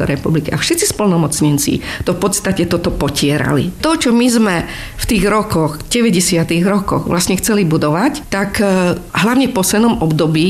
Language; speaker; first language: Slovak; non-native, local second language; Romany